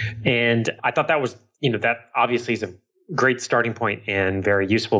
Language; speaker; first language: English; native; English